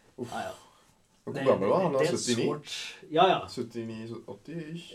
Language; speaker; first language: Norwegian; early bilingual, other home language; Sinhala